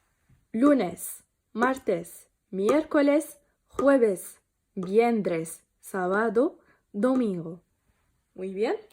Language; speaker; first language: Spanish; non-native, learner; Arabic